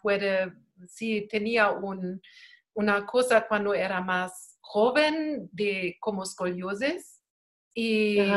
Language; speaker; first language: Spanish; non-native, learner; German